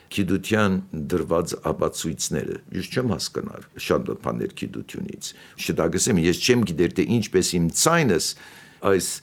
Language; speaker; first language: Armenian; native; Armenian